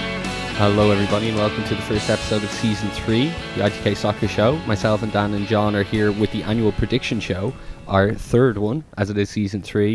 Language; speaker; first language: English; native; English